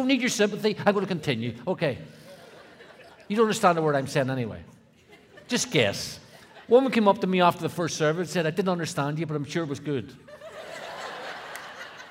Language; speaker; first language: English; native; English